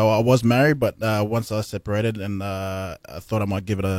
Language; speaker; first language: English; native; English